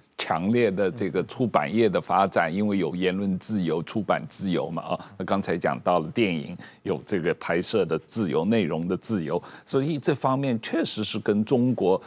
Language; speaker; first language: Chinese; native; Chinese